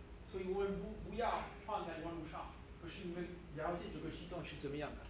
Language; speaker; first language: Chinese; non-native, learner; French